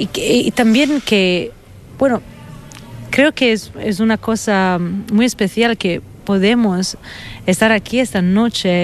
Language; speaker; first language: Spanish; non-native, fluent; Italian